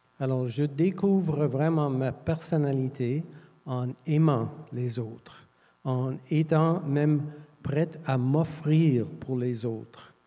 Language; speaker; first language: French; non-native, fluent; English